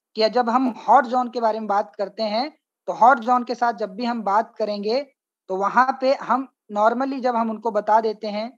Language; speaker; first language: Hindi; native; Hindi